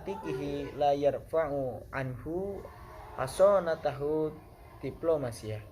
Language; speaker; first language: Arabic; non-native, learner; Indonesian